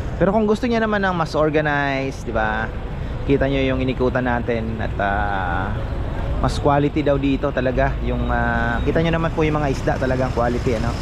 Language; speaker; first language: Filipino; native; Filipino